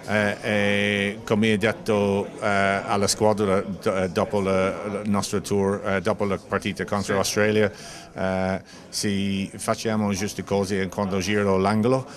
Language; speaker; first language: Italian; non-native, learner; English